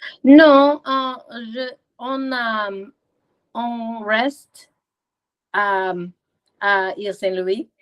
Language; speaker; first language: French; non-native, learner; English